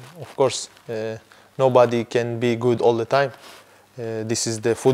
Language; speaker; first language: English; non-native, fluent; Hebrew